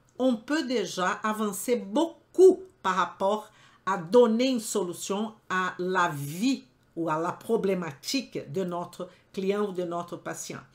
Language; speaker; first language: French; non-native, fluent; Portuguese